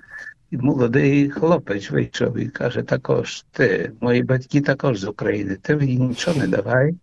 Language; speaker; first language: Ukrainian; early bilingual, heritage; Ukrainian